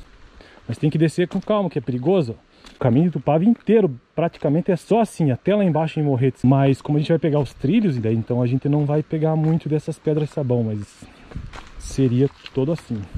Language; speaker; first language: Portuguese; native; Portuguese